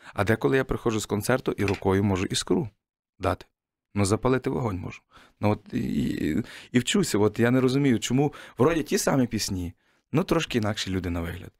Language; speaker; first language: Ukrainian; native; Ukrainian